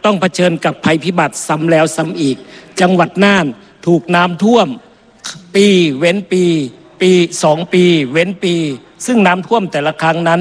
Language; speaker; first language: Thai; native; Thai